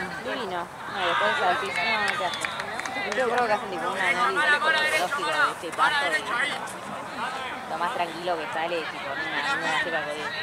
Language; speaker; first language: Spanish; native; Spanish